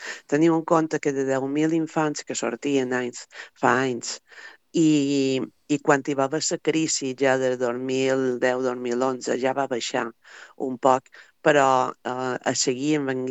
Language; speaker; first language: Catalan; native; Catalan